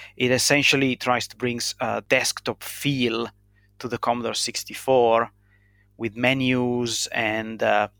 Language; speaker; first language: English; non-native, fluent; Italian